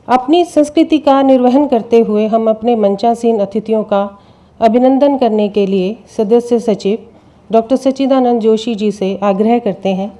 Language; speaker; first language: Hindi; native; Hindi